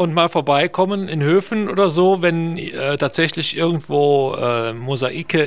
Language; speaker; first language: German; native; German